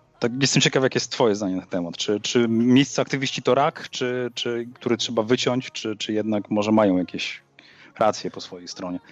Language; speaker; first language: Polish; native; Polish